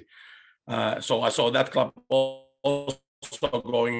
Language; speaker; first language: English; non-native, fluent; Spanish